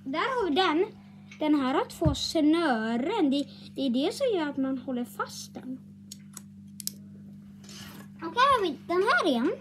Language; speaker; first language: Swedish; native; Swedish